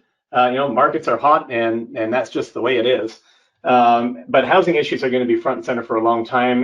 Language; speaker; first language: English; native; English